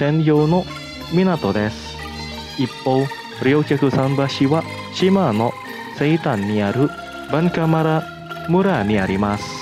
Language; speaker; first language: Japanese; non-native, fluent; Indonesian